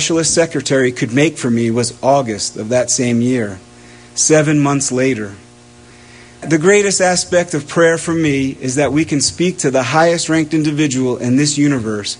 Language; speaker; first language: English; native; English